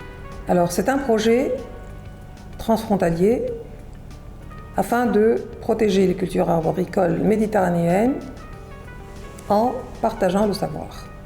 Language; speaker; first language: French; non-native, local second language; Arabic